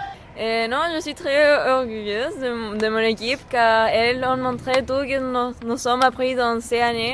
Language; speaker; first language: French; non-native, learner; Spanish